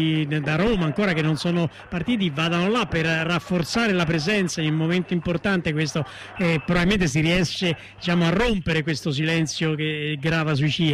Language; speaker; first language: Italian; native; Italian